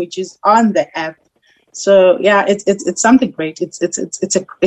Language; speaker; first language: English; non-native, local second language; Xhosa